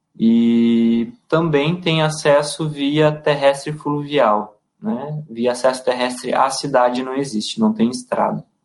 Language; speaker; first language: Portuguese; native; Portuguese